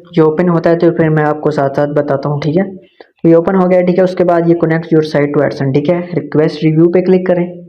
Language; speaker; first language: Urdu; non-native, local second language; Punjabi